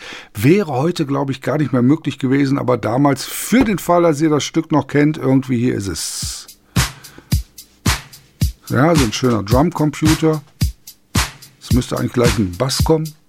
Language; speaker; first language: German; native; German